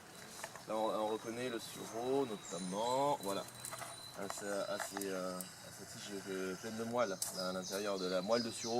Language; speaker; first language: French; native; French